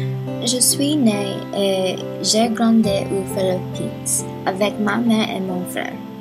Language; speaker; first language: French; non-native, learner; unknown